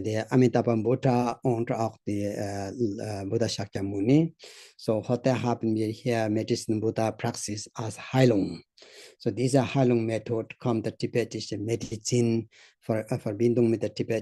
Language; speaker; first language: German; non-native, learner; Tibetan